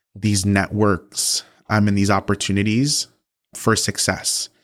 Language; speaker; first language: English; early bilingual, other home language; Spanish